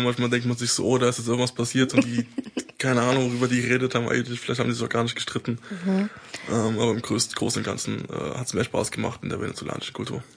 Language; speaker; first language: German; native; German